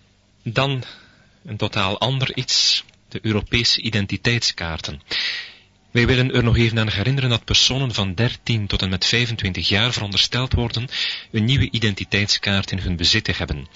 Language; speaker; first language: Dutch; native; Dutch